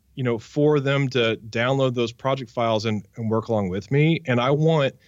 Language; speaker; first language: English; native; English